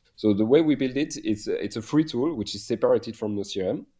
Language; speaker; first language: English; non-native, fluent; French